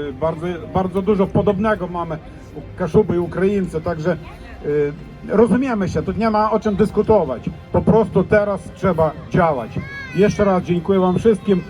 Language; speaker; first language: Polish; non-native, fluent; Ukrainian